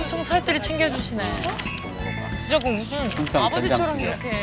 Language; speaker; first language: Korean; native; Korean